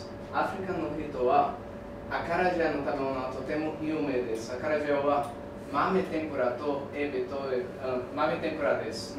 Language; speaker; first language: Japanese; non-native, learner; Portuguese